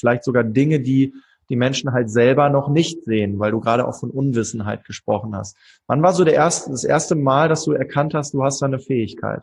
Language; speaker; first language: German; native; German